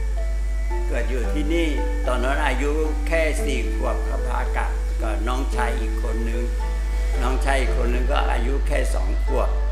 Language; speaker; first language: Thai; non-native, local second language; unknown